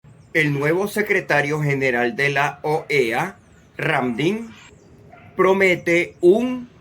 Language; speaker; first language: Spanish; native; Spanish